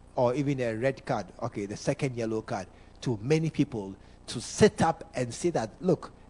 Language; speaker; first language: English; non-native, local second language; Akan